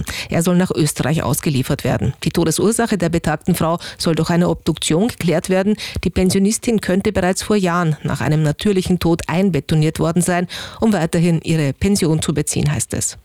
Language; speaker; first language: German; native; German